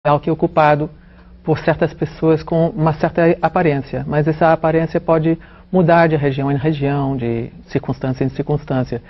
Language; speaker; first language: Portuguese; non-native, fluent; English